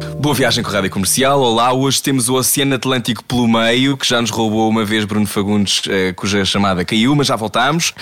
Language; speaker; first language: Portuguese; native; Portuguese